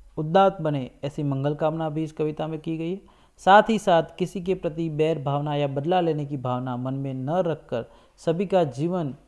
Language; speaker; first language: Hindi; non-native, local second language; Gujarati